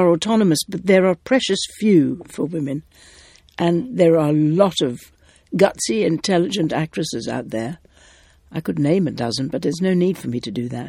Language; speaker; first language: English; native; English